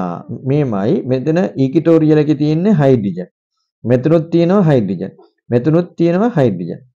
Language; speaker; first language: Sinhala; non-native, local second language; Tamil